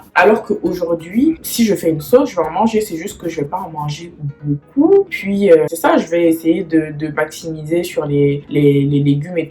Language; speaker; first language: French; native; French